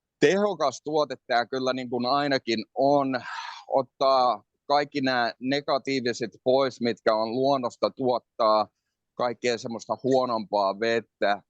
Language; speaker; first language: Finnish; early bilingual, heritage; Finnish